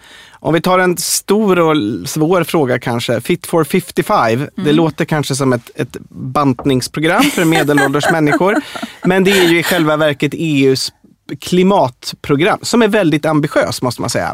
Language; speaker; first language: Swedish; native; Swedish